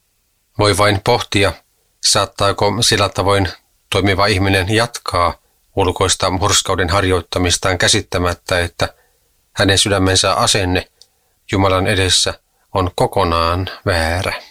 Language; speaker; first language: Finnish; native; Finnish